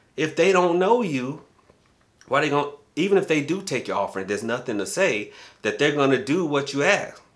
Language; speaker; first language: English; native; English